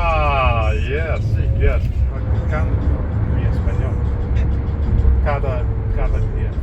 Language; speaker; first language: Spanish; non-native, learner; English